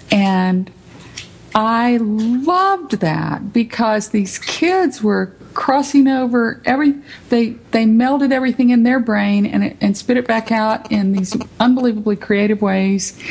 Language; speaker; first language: English; native; English